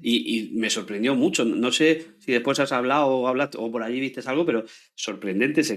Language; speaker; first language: Spanish; native; Spanish